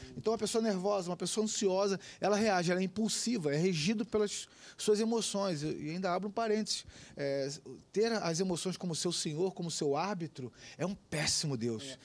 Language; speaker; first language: Portuguese; native; Portuguese